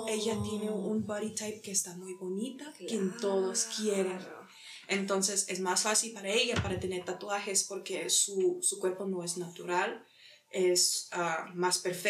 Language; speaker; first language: Spanish; early bilingual, heritage; English